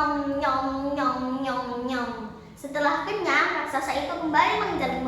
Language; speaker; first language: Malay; non-native, local second language; Javanese